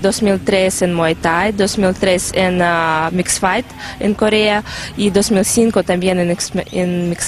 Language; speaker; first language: Spanish; non-native, learner; Russian